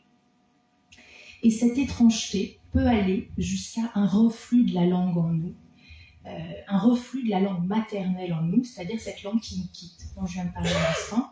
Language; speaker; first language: French; native; French